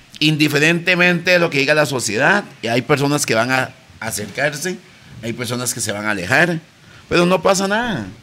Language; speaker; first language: Spanish; native; Spanish